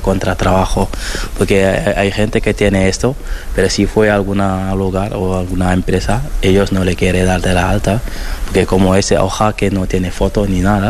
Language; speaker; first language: Spanish; non-native, learner; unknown